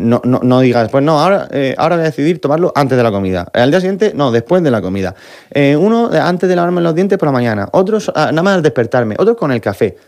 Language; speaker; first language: Spanish; native; Spanish